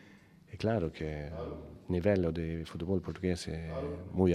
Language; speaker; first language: Spanish; non-native, learner; Italian